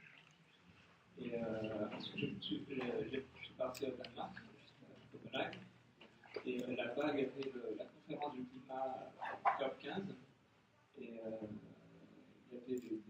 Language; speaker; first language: French; native; French